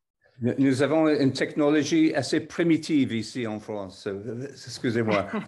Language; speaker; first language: French; non-native, fluent; English